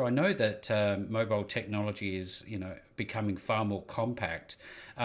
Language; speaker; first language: English; native; English